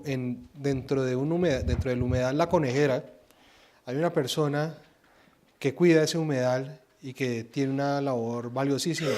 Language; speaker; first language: Spanish; native; Spanish